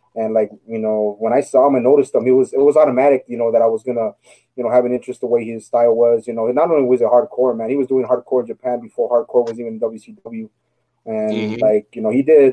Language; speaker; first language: English; native; English